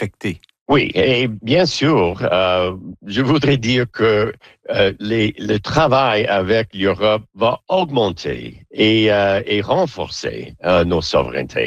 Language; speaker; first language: French; non-native, learner; English